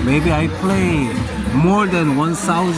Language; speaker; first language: English; non-native, learner; Korean